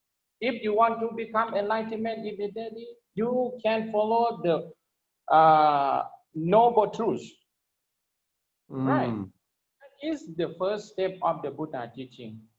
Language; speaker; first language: English; non-native, learner; Lao